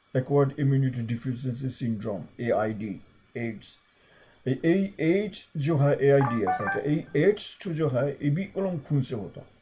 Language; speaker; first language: Hindi; native; Hindi